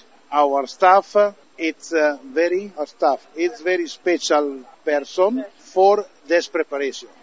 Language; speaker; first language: English; non-native, learner; Italian